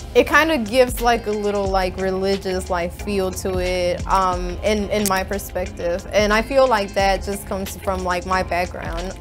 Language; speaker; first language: English; native; English